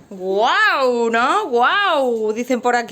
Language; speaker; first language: Spanish; native; Spanish